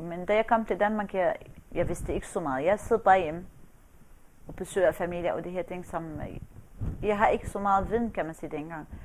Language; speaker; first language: Danish; non-native, fluent; Arabic